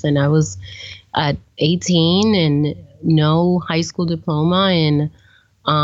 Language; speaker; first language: English; early bilingual, other home language; Spanish